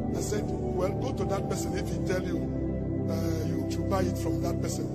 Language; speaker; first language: English; non-native, local second language; Igbo